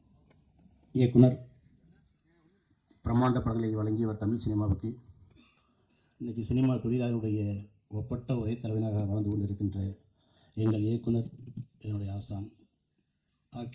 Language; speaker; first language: Tamil; native; Tamil